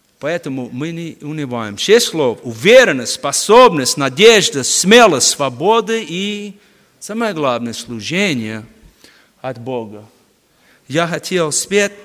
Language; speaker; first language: Russian; non-native, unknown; English